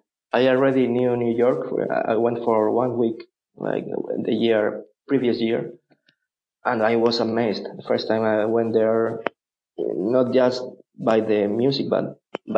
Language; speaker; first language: English; non-native, fluent; Spanish